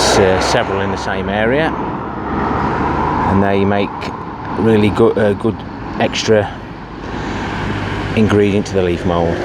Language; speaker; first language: English; native; English